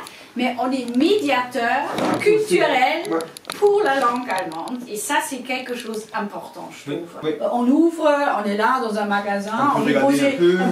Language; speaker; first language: French; non-native, fluent; German